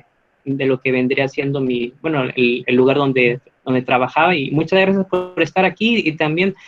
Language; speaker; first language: Spanish; native; Spanish